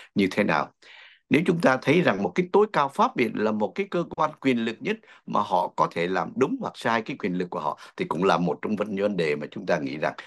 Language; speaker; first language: Vietnamese; native; Vietnamese